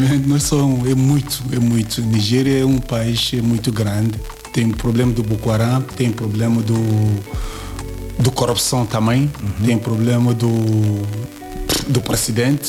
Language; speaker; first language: Portuguese; non-native, learner; Yoruba